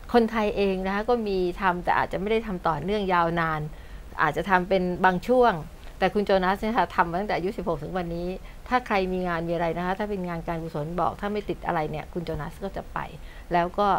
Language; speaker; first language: Thai; native; Thai